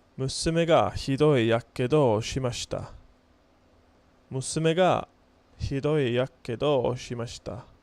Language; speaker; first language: Japanese; non-native, learner; English